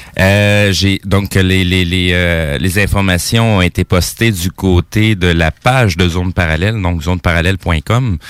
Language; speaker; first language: French; native; French